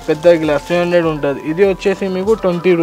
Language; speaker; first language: Telugu; non-native, local second language; Urdu